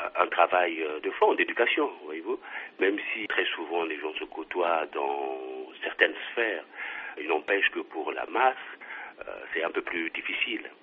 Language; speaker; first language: French; non-native, local second language; Kongo